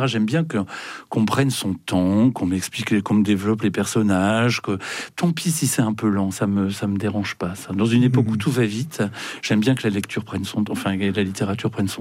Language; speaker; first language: French; native; French